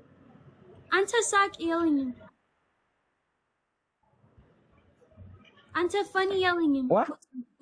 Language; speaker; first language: Amharic; non-native, learner; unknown